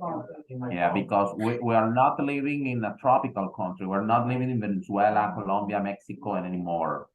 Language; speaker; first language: English; non-native, fluent; Spanish